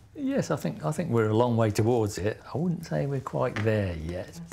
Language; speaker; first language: English; native; English